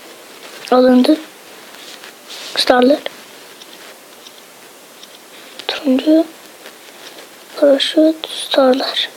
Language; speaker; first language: Turkish; native; Turkish